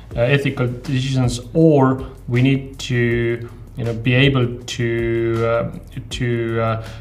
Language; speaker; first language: English; non-native, fluent; Estonian